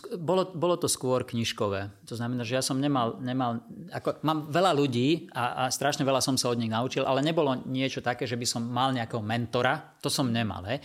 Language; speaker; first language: Slovak; non-native, local second language; Hungarian